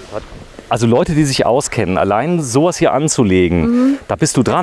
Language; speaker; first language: German; native; German